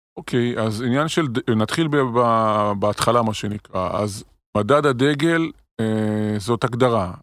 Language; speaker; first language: Hebrew; native; Hebrew